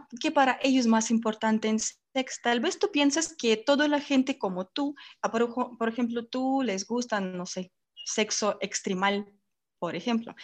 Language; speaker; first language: Spanish; non-native, learner; Russian